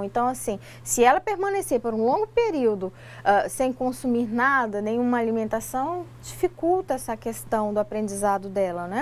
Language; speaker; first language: Portuguese; native; Portuguese